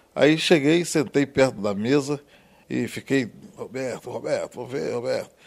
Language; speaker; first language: Portuguese; native; Portuguese